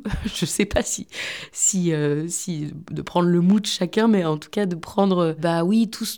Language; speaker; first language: French; native; French